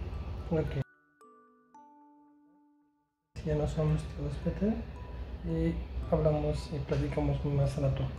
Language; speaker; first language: Spanish; non-native, learner; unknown